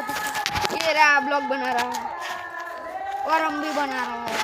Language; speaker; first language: Hindi; non-native, local second language; Gujarati